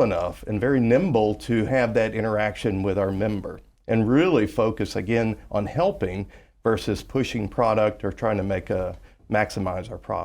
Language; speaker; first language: English; native; English